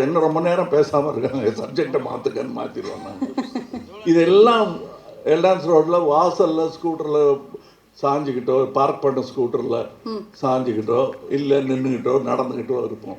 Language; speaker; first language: Tamil; native; Tamil